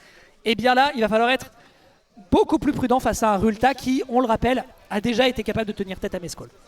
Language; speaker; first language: French; native; French